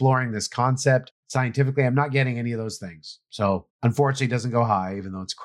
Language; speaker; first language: English; native; English